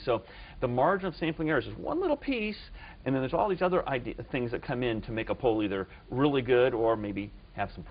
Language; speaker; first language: English; native; English